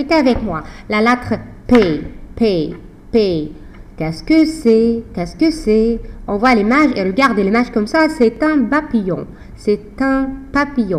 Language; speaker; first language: French; non-native, fluent; Arabic